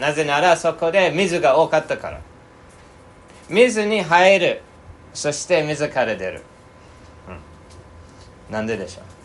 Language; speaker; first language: Japanese; non-native, fluent; English